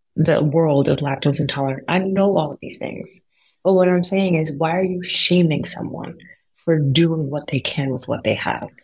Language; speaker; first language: English; native; English